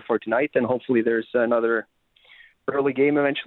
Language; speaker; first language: English; non-native, fluent; Norwegian